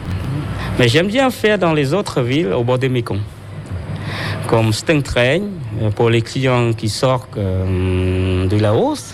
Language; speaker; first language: French; non-native, local second language; Khmer